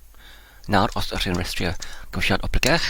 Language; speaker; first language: Welsh; non-native, learner; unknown